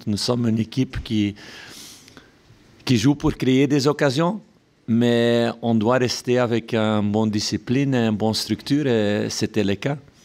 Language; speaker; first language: French; non-native, local second language; Dutch